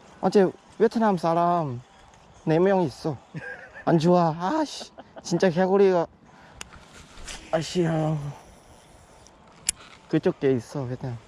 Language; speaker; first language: Korean; non-native, learner; Thai